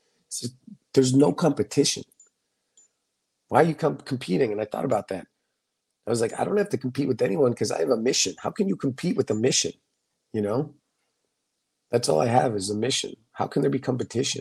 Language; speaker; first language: English; native; English